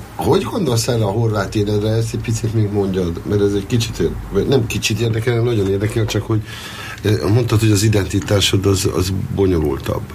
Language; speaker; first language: Hungarian; native; Hungarian